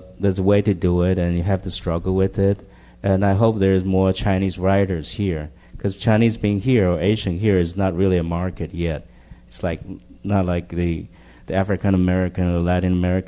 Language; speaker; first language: English; non-native, fluent; Chinese